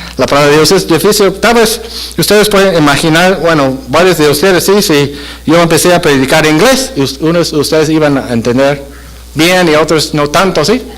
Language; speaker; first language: Spanish; non-native, fluent; English